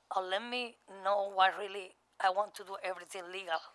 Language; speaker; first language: English; non-native, learner; Spanish